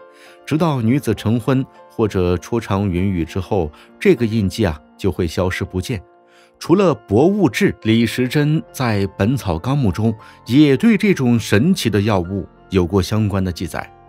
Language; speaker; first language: Chinese; native; Chinese